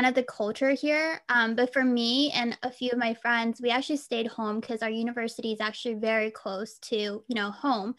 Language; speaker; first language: English; native; English